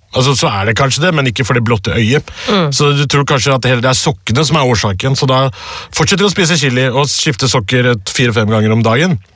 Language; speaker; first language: Norwegian; early bilingual, other home language; Urdu